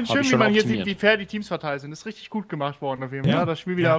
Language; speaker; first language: German; native; German